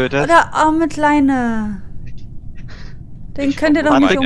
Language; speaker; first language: German; native; German